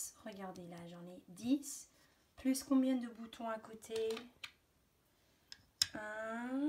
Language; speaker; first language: French; native; French